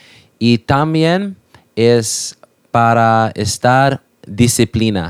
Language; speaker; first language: Spanish; non-native, learner; English